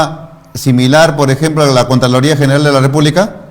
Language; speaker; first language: Spanish; native; Spanish